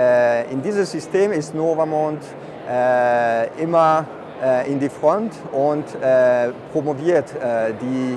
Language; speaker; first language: German; non-native, fluent; Italian